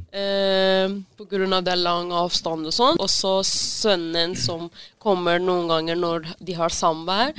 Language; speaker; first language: Norwegian; non-native, fluent; Persian